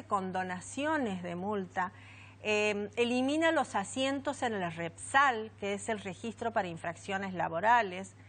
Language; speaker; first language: Spanish; native; Spanish